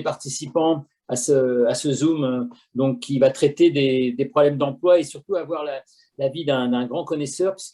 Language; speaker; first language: French; native; French